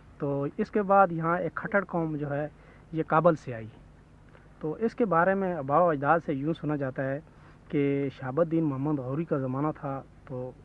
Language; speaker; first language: Urdu; non-native, local second language; Punjabi